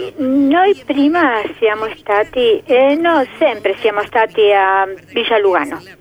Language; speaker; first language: Italian; early bilingual, heritage; Italian